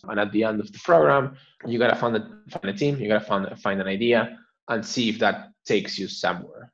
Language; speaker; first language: English; non-native, fluent; Spanish